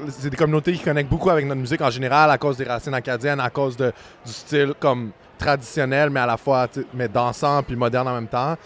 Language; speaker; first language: French; native; French